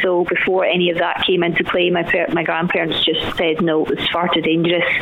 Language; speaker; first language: English; native; English